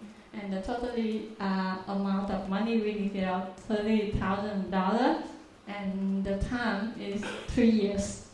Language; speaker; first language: English; non-native, learner; Vietnamese